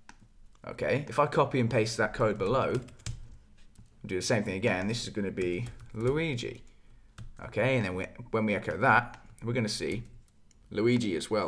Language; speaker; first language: English; native; English